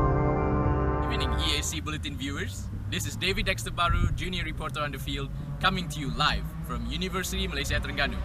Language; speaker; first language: English; non-native, local second language; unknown